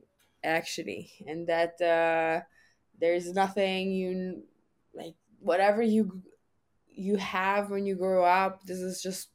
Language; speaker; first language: English; non-native, fluent; German